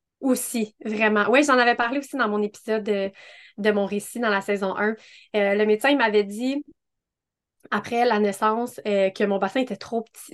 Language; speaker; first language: French; native; French